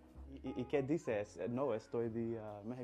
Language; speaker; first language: Spanish; non-native, learner; English